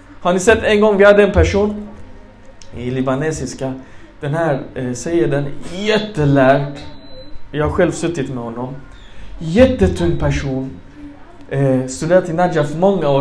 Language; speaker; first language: Swedish; non-native, fluent; Arabic